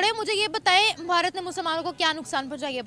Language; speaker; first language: Hindi; native; Hindi